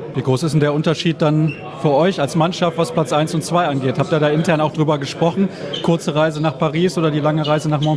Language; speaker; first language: German; native; German